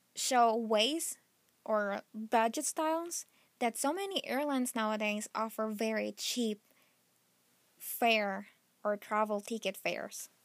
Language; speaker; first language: English; non-native, local second language; Filipino